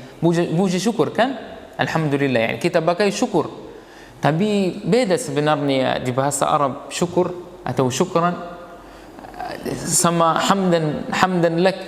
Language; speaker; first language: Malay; non-native, fluent; Arabic